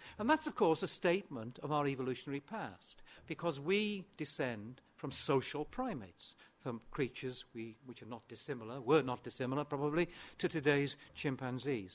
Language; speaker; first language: English; non-native, local second language; Welsh